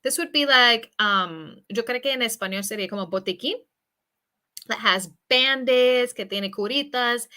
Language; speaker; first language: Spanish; non-native, fluent; English